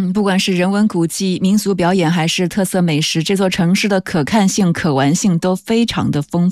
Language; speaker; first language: Chinese; native; Chinese